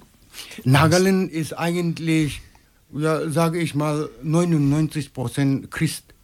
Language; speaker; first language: German; non-native, learner; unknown